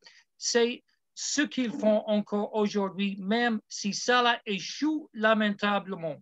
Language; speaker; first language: French; non-native, learner; English